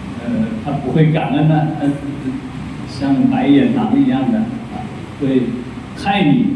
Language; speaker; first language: Chinese; native; Chinese